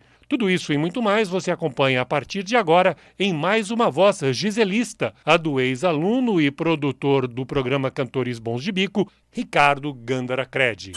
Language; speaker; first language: Portuguese; native; Portuguese